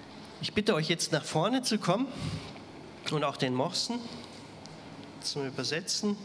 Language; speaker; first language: German; native; German